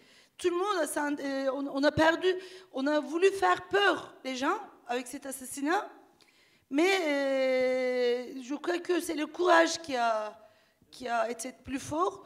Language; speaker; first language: French; non-native, fluent; Turkish